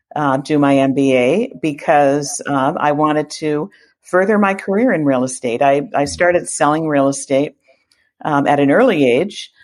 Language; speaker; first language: English; native; English